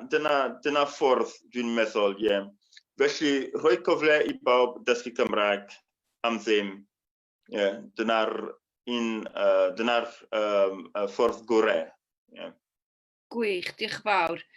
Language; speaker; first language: Welsh; native; Welsh